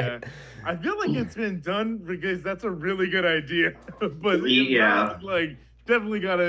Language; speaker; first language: English; native; English